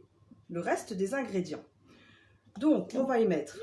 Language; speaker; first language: French; native; French